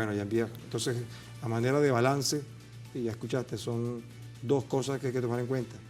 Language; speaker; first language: Spanish; native; Spanish